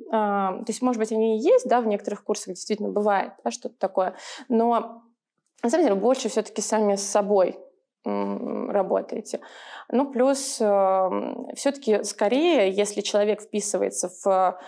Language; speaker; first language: Russian; native; Russian